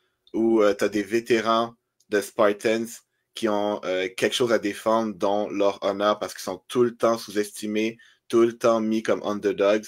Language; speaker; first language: French; native; French